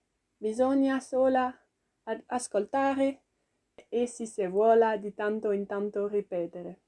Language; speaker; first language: Italian; non-native, learner; French